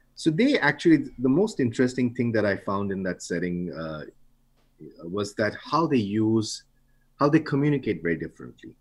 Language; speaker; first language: English; non-native, local second language; Bangla